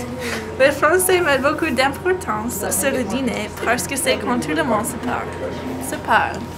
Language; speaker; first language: French; non-native, learner; English